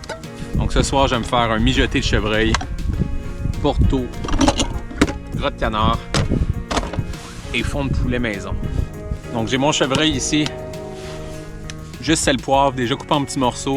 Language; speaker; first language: French; native; French